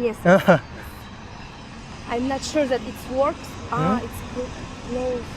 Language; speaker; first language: English; non-native, learner; Russian